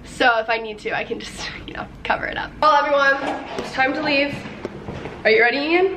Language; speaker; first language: English; native; English